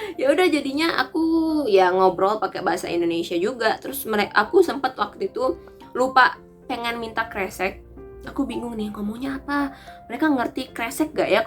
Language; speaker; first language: Indonesian; native; Indonesian